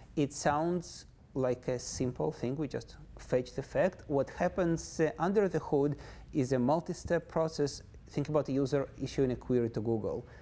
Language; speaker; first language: English; non-native, fluent; Russian